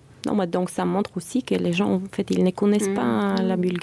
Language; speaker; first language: French; non-native, fluent; Bulgarian